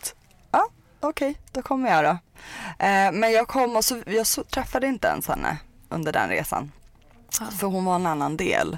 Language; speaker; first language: Swedish; early bilingual, other home language; Persian